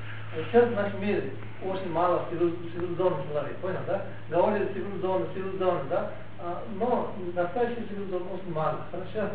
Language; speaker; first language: Russian; non-native, learner; Tibetan